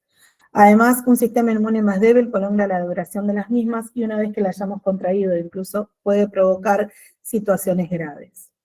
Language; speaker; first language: Spanish; native; Spanish